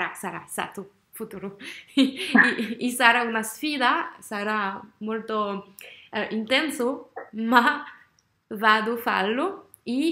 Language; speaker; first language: Italian; non-native, learner; French